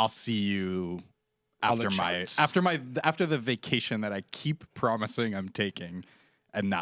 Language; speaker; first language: English; native; English